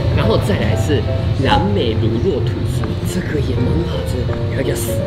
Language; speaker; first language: Chinese; non-native, fluent; Japanese